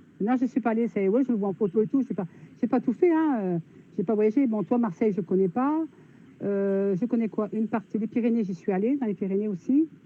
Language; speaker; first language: French; native; French